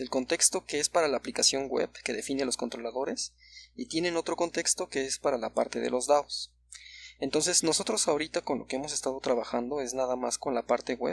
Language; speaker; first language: Spanish; native; Spanish